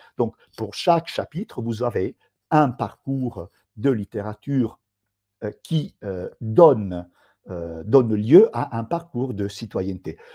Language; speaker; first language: French; non-native, fluent; Italian